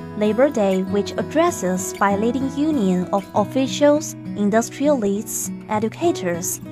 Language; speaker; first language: English; non-native, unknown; Chinese